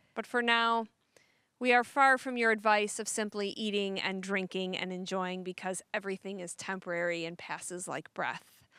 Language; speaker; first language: English; native; English